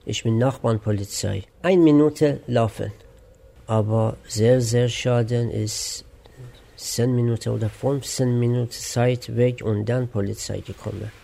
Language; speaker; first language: German; non-native, learner; Persian